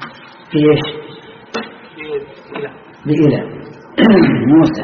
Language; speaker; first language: Arabic; native; Arabic